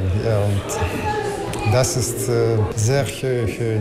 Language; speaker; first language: German; non-native, learner; Russian